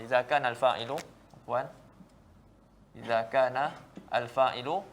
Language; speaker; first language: Arabic; non-native, fluent; Malay